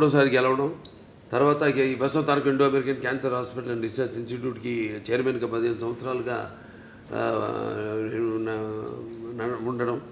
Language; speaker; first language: Telugu; native; Telugu